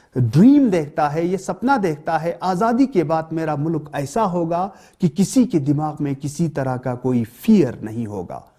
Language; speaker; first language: Hindi; non-native, local second language; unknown